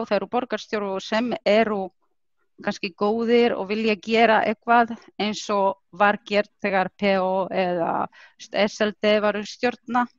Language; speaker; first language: Icelandic; non-native, fluent; Polish